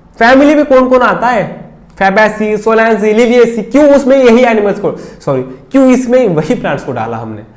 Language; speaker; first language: Hindi; non-native, local second language; Marathi